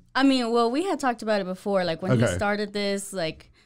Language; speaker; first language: English; native; English